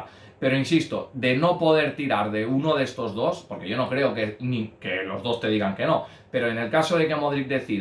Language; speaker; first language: Spanish; native; Spanish